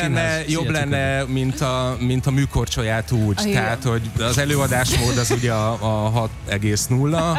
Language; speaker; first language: Hungarian; native; Hungarian